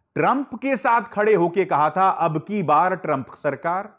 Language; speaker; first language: Hindi; native; Hindi